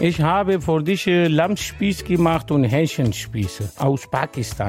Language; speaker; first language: German; non-native, learner; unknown